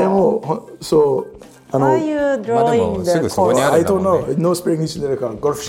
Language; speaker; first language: Japanese; non-native, learner; English